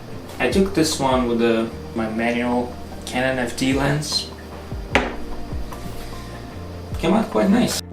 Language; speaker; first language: English; non-native, fluent; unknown